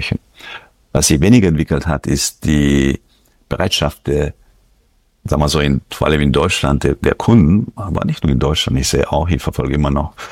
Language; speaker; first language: German; non-native, fluent; French